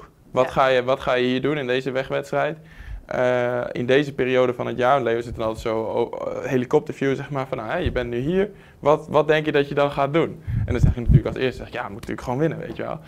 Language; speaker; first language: Dutch; native; Dutch